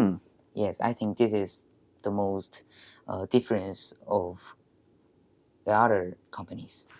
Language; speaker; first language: English; non-native, learner; Chinese